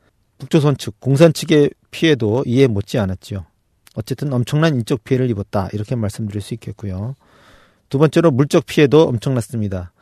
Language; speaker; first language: Korean; native; Korean